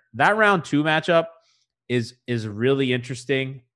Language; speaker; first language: English; native; English